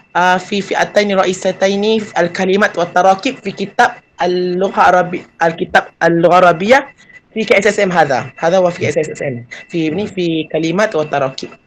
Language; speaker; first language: Arabic; non-native, fluent; Malay